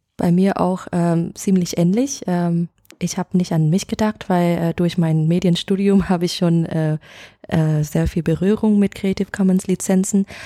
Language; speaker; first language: German; non-native, fluent; Vietnamese